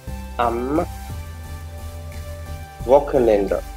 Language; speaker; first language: German; non-native, learner; Hindi